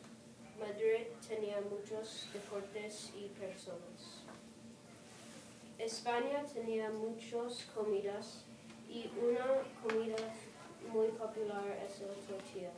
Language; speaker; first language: Spanish; non-native, learner; English